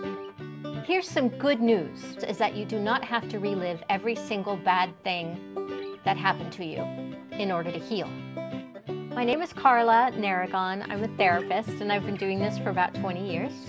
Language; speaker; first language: English; native; English